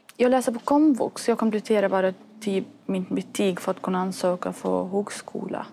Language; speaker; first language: Swedish; non-native, fluent; Arabic